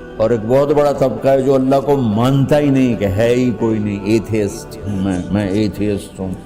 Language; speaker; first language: Urdu; non-native, local second language; Punjabi